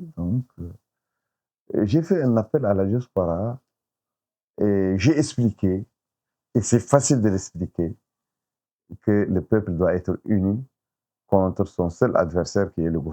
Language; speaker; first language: French; non-native, local second language; Arabic